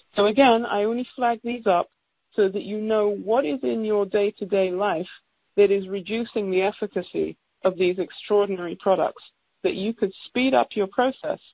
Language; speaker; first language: English; native; English